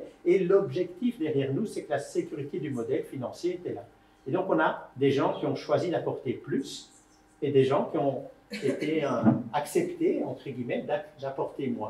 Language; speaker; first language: French; native; French